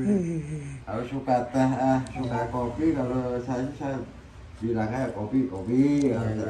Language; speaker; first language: Indonesian; non-native, local second language; Javanese